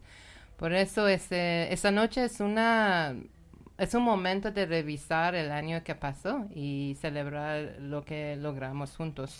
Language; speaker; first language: Spanish; non-native, learner; Persian